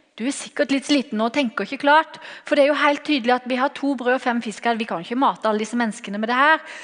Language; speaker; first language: Norwegian; native; Norwegian